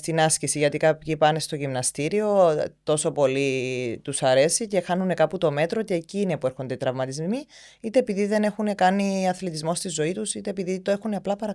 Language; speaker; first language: Greek; native; Greek